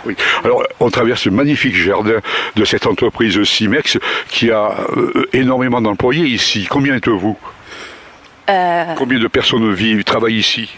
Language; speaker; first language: French; native; French